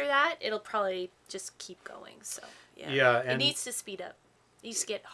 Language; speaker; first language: English; native; English